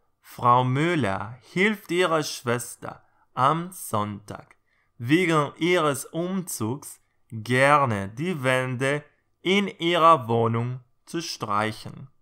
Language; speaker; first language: German; non-native, fluent; Spanish